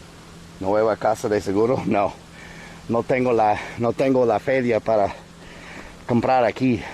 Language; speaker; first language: Spanish; non-native, learner; English